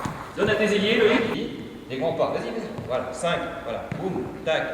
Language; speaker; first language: French; native; French